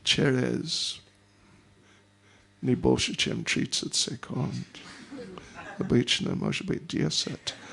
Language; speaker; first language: Russian; non-native, learner; English